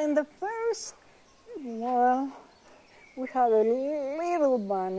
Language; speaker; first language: English; non-native, learner; Spanish